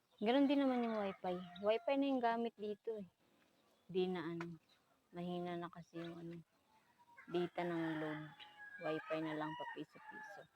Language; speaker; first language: Filipino; native; Filipino